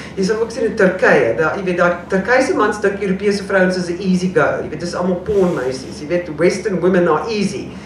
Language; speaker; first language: Afrikaans; non-native, local second language; English